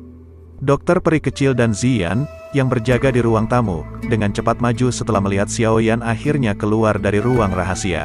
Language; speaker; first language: Indonesian; native; Indonesian